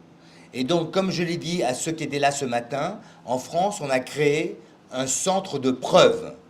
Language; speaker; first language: French; native; French